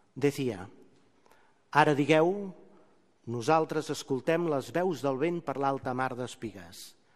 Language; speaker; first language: Spanish; non-native, local second language; Catalan